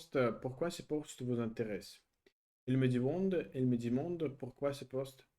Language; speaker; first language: French; non-native, learner; Russian